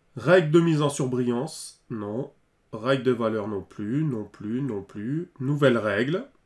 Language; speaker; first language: French; native; French